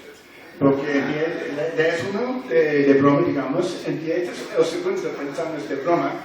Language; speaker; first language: Spanish; non-native, fluent; English